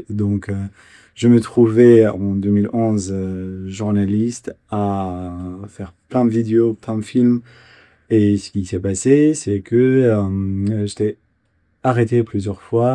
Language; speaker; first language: French; non-native, fluent; Kurdish